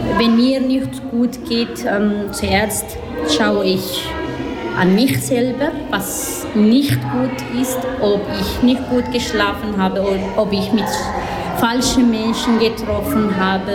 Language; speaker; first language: German; non-native, learner; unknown